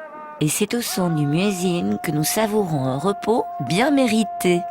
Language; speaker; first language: French; native; French